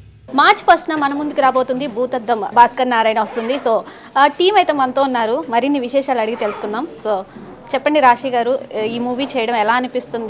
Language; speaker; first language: Telugu; native; Telugu